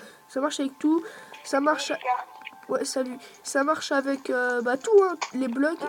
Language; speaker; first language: French; native; French